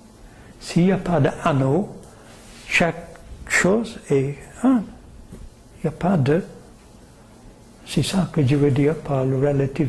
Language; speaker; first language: French; non-native, learner; English